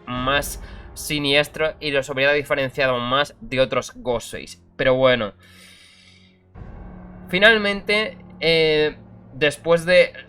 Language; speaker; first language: Spanish; native; Spanish